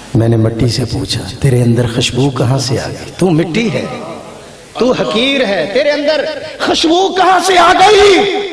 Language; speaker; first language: Urdu; native; Urdu